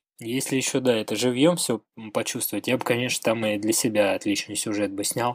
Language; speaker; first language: Russian; native; Russian